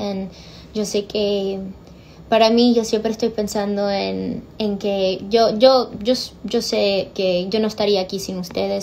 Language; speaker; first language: Spanish; early bilingual, heritage; Spanish